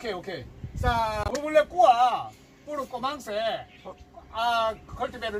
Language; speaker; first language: French; non-native, learner; Korean